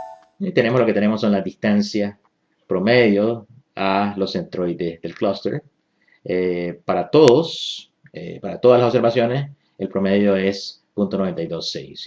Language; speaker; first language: Spanish; native; Spanish